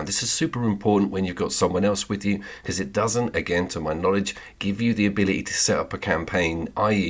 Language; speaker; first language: English; native; English